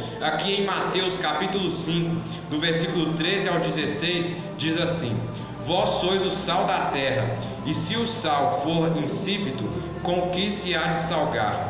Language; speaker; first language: Portuguese; native; Portuguese